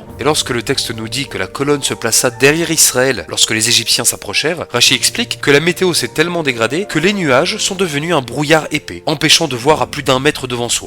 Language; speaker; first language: French; native; French